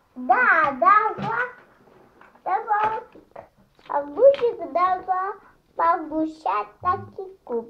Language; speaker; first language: Russian; native; Russian